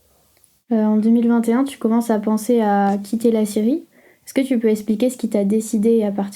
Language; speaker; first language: French; native; French